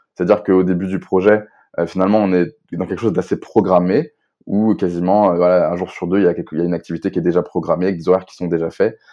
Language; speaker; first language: French; native; French